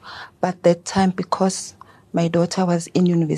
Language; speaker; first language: English; non-native, local second language; Zulu